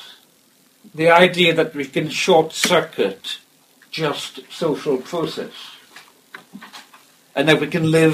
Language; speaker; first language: English; native; English